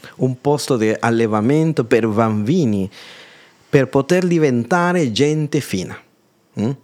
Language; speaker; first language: Italian; non-native, fluent; Spanish